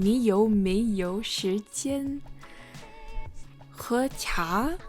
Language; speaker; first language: Chinese; non-native, learner; English